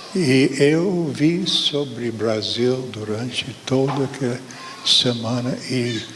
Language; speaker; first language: Portuguese; non-native, fluent; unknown